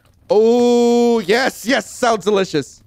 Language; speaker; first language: English; native; English